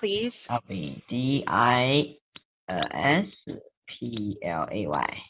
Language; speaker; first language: English; non-native, learner; Chinese